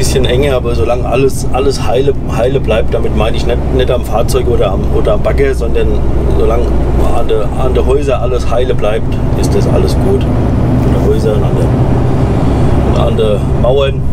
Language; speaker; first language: German; native; German